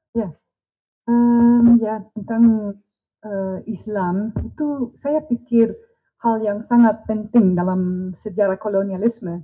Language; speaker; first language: Indonesian; non-native, learner; Dutch